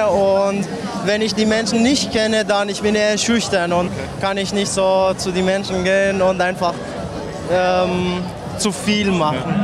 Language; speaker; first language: German; non-native, learner; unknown